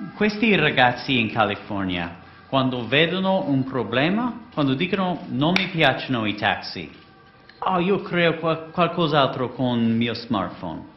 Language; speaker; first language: Italian; non-native, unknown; English